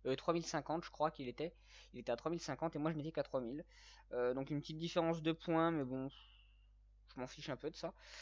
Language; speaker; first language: French; native; French